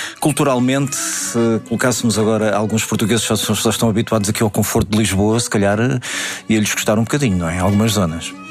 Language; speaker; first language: Portuguese; native; Portuguese